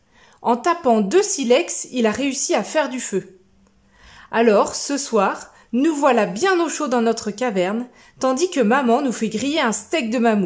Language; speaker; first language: French; native; French